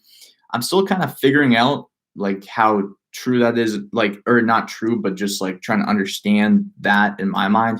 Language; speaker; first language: English; native; English